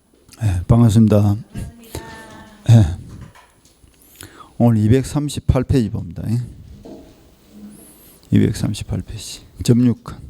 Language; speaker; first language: Korean; native; Korean